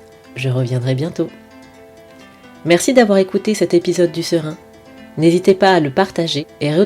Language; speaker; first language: French; native; French